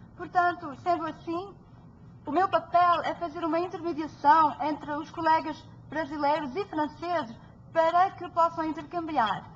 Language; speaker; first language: Portuguese; early bilingual, heritage; Portuguese